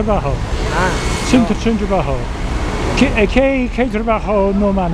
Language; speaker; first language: Spanish; non-native, learner; English